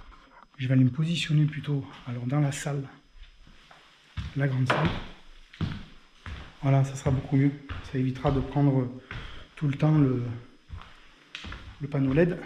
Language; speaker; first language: French; native; French